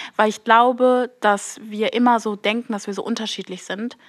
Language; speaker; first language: German; native; German